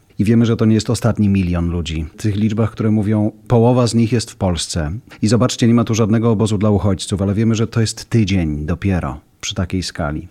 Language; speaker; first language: Polish; native; Polish